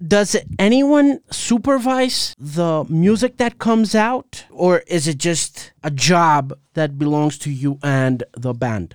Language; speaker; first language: English; non-native, fluent; Spanish